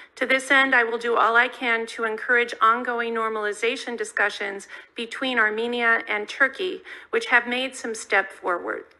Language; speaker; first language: English; native; English